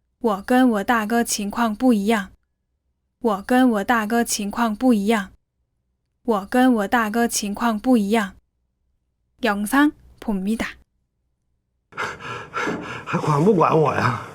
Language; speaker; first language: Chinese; non-native, fluent; Korean